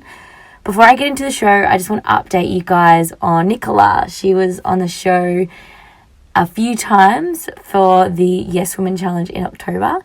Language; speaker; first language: English; native; English